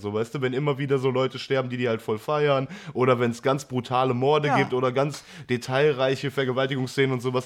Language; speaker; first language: German; native; German